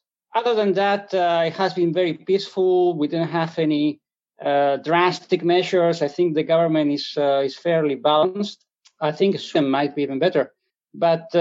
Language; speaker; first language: English; non-native, fluent; Spanish